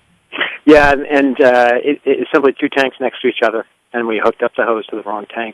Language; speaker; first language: English; native; English